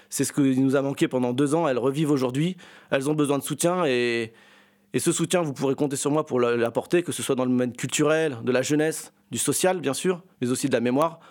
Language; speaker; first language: French; native; French